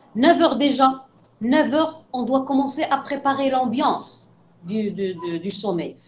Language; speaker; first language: French; non-native, local second language; Arabic